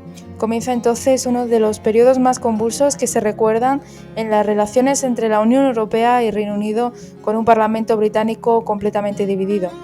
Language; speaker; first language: Spanish; native; Spanish